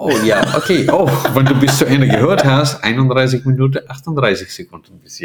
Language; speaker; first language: German; non-native, fluent; Portuguese